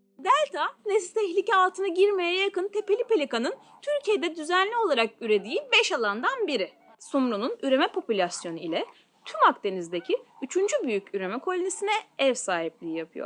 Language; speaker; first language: Turkish; native; Turkish